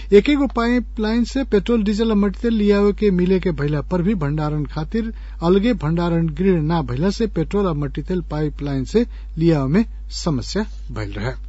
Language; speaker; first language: Bhojpuri; non-native, local second language; Nepali